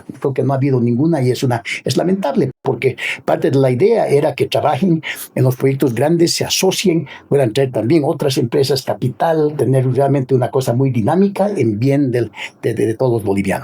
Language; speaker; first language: Spanish; native; Spanish